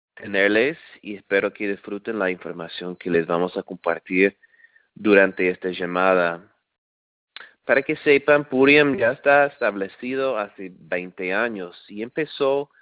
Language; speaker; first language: Spanish; non-native, fluent; English